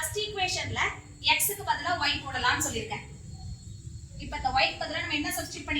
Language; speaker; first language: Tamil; native; Tamil